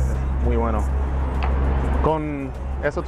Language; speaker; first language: Spanish; non-native, learner; English